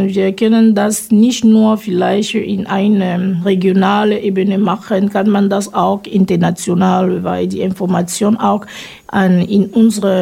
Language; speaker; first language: German; non-native, fluent; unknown